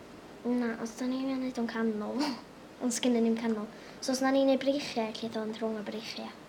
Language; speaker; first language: Welsh; native; Welsh